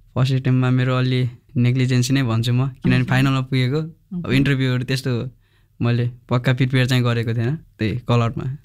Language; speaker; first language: Nepali; native; Nepali